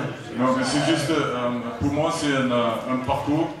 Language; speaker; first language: French; non-native, fluent; Afrikaans